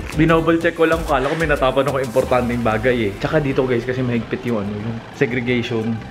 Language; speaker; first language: Filipino; native; Filipino